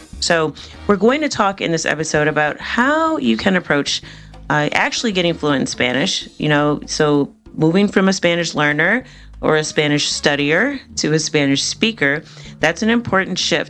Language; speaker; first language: English; native; English